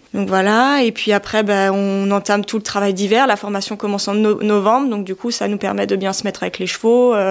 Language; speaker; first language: French; native; French